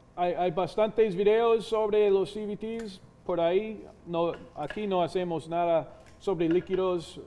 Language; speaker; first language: Spanish; non-native, fluent; English